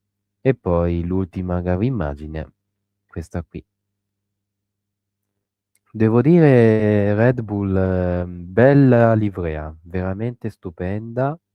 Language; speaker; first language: Italian; native; Italian